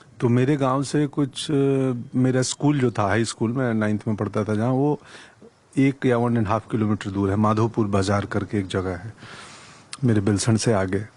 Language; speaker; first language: Hindi; non-native, local second language; Bhojpuri